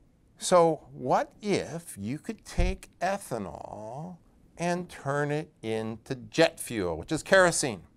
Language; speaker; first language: English; native; English